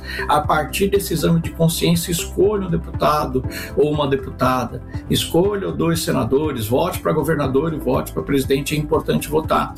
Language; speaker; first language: Portuguese; native; Portuguese